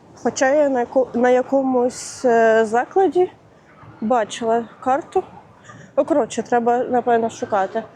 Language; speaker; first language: Ukrainian; non-native, local second language; Russian